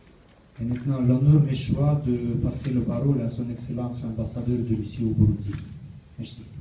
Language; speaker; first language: French; non-native, fluent; Russian